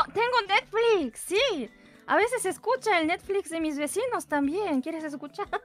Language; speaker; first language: Spanish; non-native, learner; Japanese